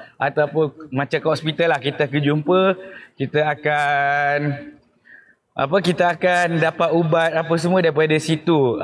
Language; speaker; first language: Malay; native; Malay